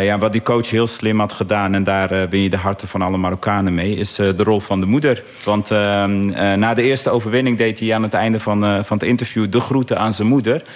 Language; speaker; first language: Dutch; early bilingual, other home language; Arabic